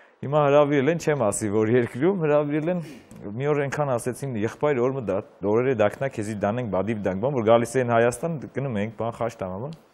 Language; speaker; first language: Armenian; native; Armenian